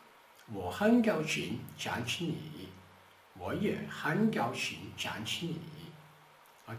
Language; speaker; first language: Chinese; non-native, fluent; Portuguese